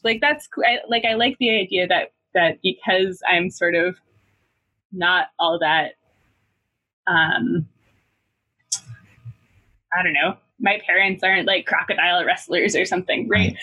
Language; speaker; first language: English; native; English